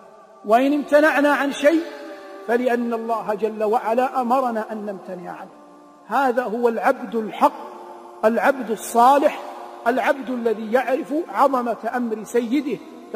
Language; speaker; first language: Arabic; native; Arabic